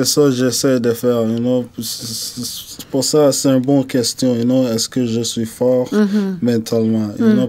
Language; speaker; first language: French; non-native, fluent; English